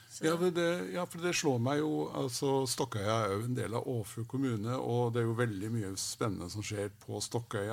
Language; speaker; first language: Norwegian; native; Norwegian